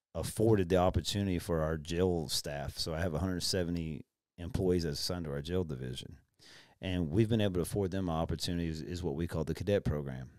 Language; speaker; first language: English; native; English